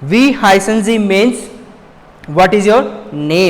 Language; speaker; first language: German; non-native, fluent; Hindi